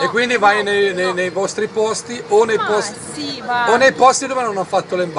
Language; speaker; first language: Italian; native; Italian